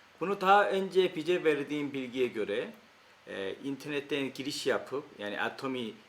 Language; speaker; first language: Turkish; non-native, fluent; Korean